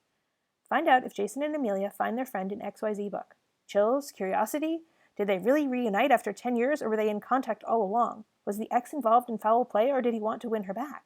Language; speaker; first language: English; native; English